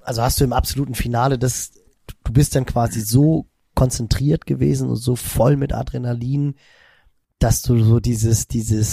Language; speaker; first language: German; native; German